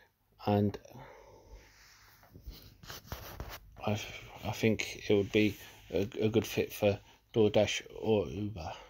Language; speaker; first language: English; native; English